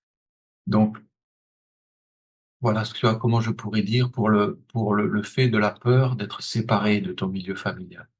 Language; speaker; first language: French; native; French